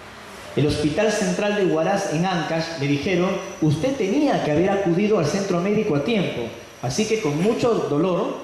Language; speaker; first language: Spanish; native; Spanish